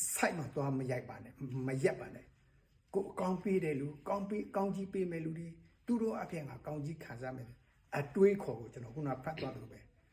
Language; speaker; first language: Burmese; non-native, local second language; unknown